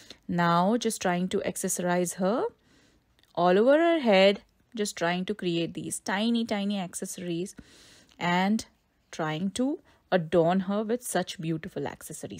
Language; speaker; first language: English; non-native, local second language; Hindi